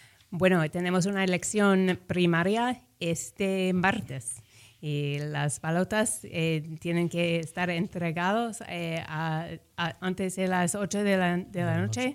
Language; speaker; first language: Spanish; non-native, fluent; English